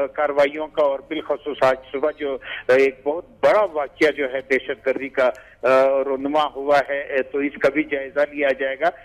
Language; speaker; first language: Urdu; non-native, local second language; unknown